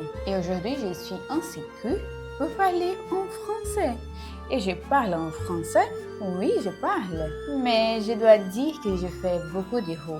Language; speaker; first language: French; non-native, learner; Portuguese